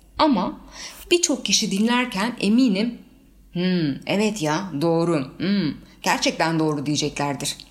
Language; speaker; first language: Turkish; native; Turkish